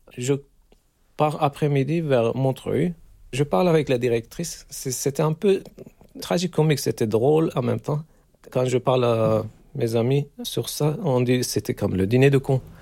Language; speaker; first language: French; non-native, learner; Turkish